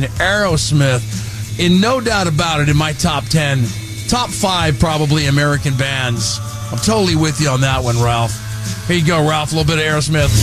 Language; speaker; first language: English; native; English